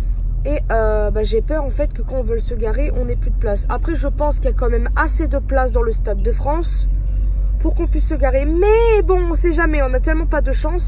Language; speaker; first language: French; native; French